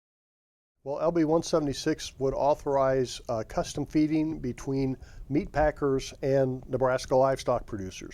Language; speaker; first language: English; native; English